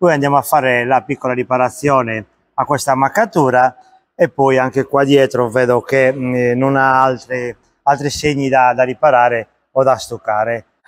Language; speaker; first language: Italian; native; Italian